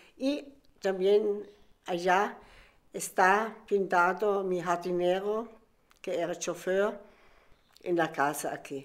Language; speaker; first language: Spanish; non-native, fluent; German